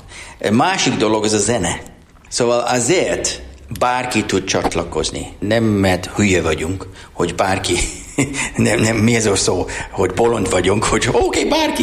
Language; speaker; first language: Hungarian; non-native, learner; English